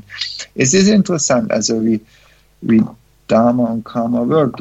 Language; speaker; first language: German; early bilingual, heritage; German